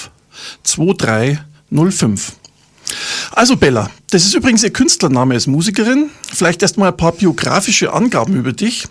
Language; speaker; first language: German; native; German